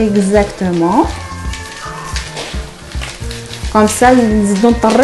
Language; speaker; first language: French; non-native, local second language; Arabic